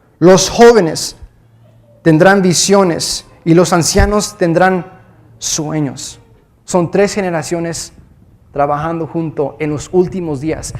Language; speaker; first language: Spanish; early bilingual, heritage; Spanish